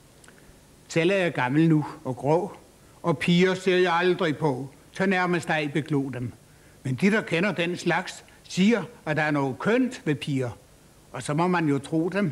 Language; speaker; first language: Danish; native; Danish